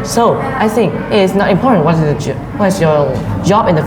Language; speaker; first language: English; non-native, learner; Vietnamese